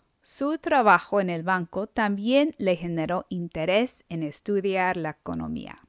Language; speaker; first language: Spanish; non-native, fluent; English